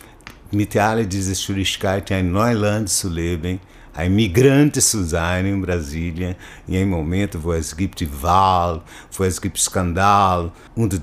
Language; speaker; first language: German; non-native, learner; Portuguese